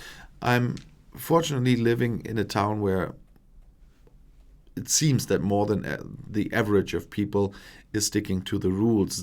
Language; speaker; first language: English; non-native, fluent; German